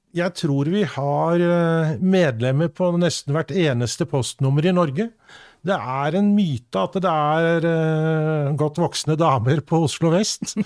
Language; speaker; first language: Norwegian; native; Norwegian